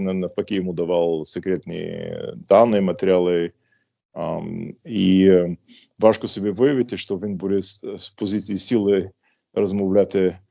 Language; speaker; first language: Ukrainian; non-native, fluent; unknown